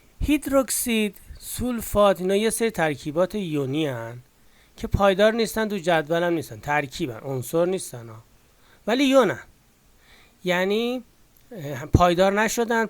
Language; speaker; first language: Persian; native; Persian